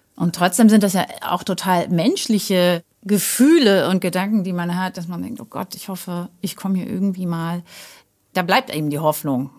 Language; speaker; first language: German; native; German